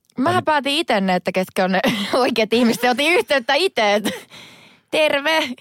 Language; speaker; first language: Finnish; native; Finnish